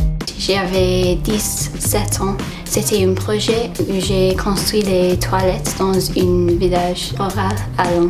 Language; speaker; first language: French; non-native, fluent; English